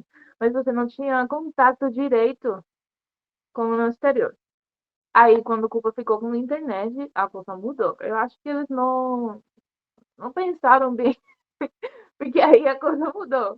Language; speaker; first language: Portuguese; non-native, learner; Spanish